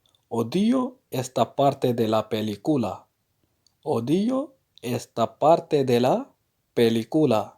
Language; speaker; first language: Spanish; non-native, fluent; Urdu